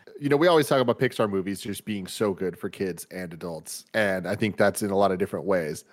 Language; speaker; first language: English; native; English